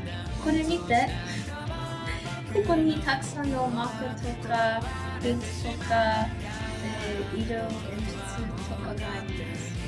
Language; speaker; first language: Japanese; non-native, learner; English